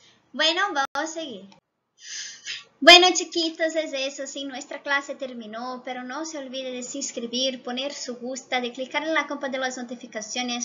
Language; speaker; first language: Spanish; non-native, fluent; Portuguese